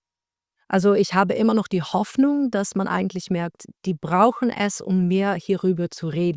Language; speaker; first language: German; non-native, fluent; Dutch